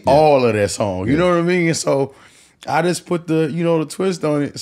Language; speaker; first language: English; native; English